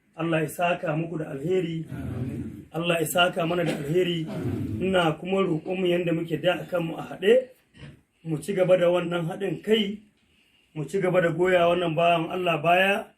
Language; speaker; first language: Hausa; non-native, local second language; Fula